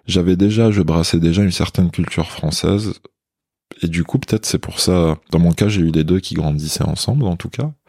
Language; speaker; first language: French; non-native, local second language; Kabyle